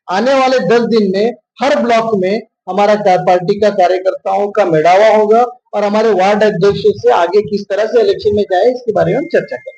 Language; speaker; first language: Hindi; non-native, local second language; Marathi